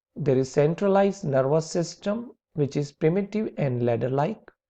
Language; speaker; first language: English; non-native, local second language; Hindi